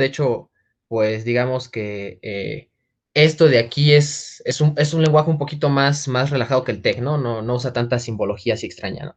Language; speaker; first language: Spanish; native; Spanish